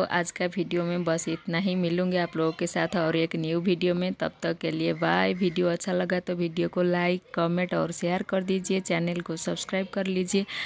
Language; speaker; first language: Hindi; native; Hindi